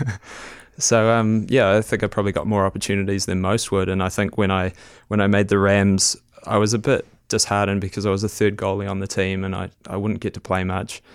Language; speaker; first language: English; native; English